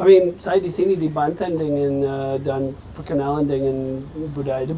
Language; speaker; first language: Indonesian; non-native, fluent; English